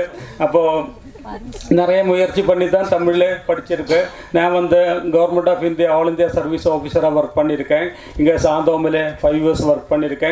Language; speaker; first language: Tamil; non-native, local second language; Malayalam